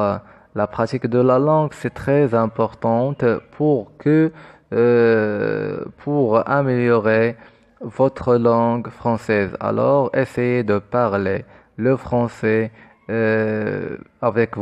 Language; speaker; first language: French; non-native, fluent; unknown